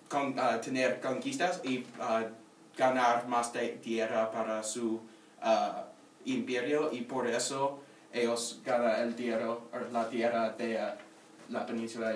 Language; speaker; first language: Spanish; non-native, learner; English